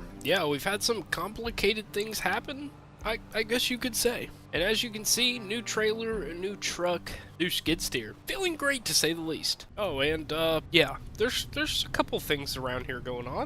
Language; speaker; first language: English; native; English